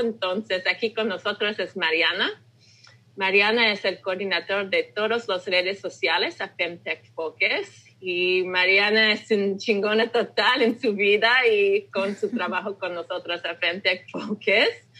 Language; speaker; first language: Spanish; non-native, learner; English